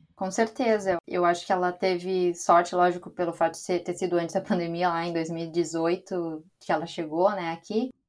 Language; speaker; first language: Portuguese; native; Portuguese